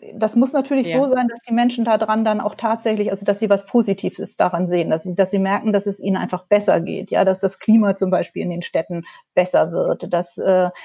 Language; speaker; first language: German; native; German